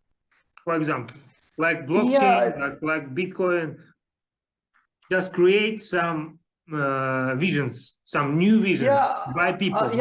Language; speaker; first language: English; non-native, learner; Russian